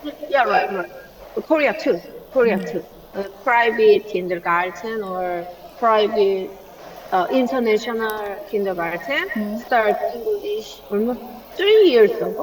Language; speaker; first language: English; non-native, learner; Korean